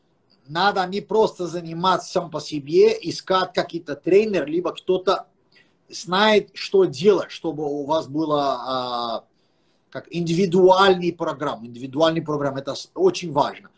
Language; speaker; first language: Russian; non-native, fluent; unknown